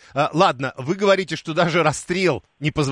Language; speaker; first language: Russian; native; Russian